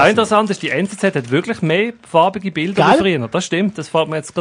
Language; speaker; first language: German; native; German